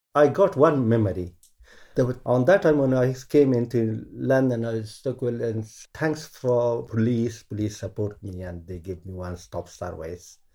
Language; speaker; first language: English; non-native, learner; Persian